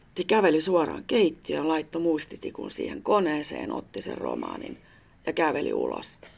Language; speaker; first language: Finnish; native; Finnish